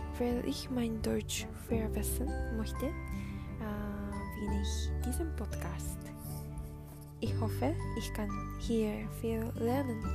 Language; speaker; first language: German; non-native, learner; Japanese